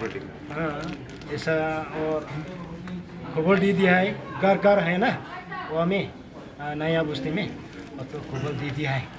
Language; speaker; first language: Hindi; non-native, local second language; Khasi